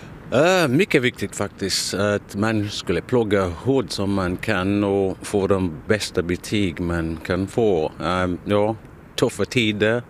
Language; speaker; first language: Swedish; non-native, fluent; English